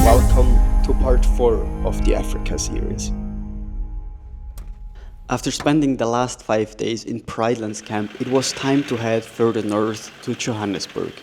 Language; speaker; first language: English; non-native, fluent; German